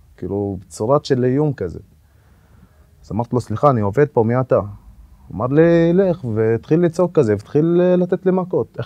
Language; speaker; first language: Hebrew; non-native, local second language; Arabic